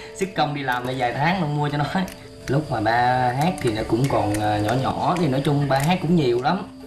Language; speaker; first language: Vietnamese; native; Vietnamese